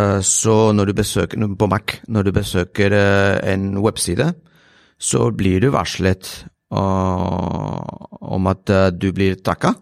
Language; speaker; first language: Norwegian; non-native, fluent; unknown